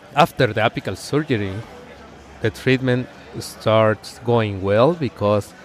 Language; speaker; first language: English; non-native, fluent; Spanish